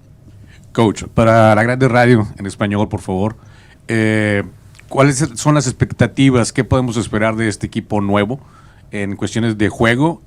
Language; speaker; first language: Spanish; native; Spanish